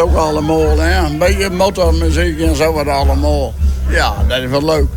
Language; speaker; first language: Dutch; native; Dutch